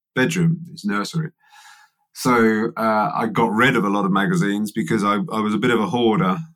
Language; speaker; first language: English; native; English